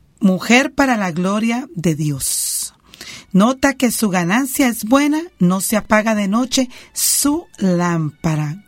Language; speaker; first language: Spanish; native; Spanish